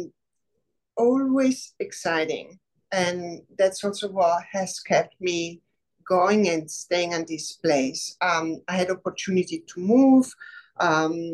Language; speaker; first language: English; non-native, fluent; Italian